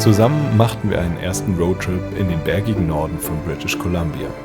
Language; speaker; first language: German; native; German